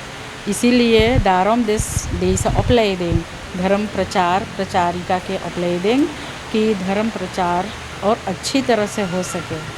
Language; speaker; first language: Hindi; non-native, learner; Caribbean Hindustani